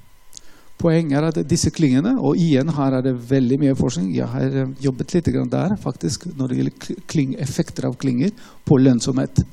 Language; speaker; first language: Norwegian; non-native, fluent; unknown